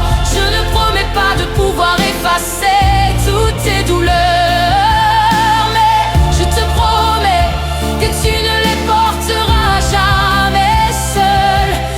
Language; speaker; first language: French; native; French